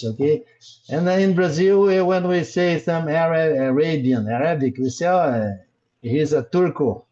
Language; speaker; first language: English; non-native, learner; Portuguese